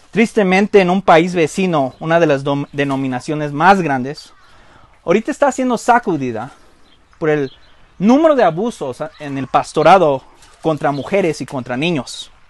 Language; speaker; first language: Spanish; early bilingual, heritage; Spanish